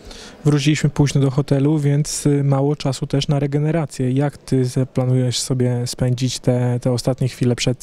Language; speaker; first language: Polish; native; Polish